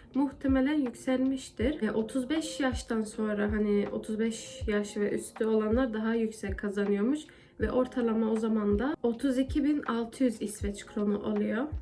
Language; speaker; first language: Turkish; early bilingual, heritage; Turkish